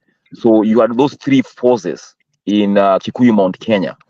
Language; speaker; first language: English; non-native, local second language; Swahili